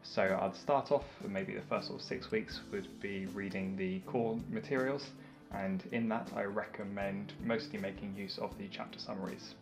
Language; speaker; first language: English; native; English